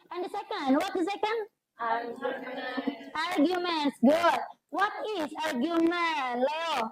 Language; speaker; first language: English; non-native, local second language; Indonesian